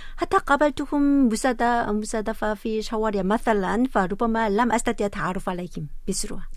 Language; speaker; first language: Arabic; non-native, fluent; Korean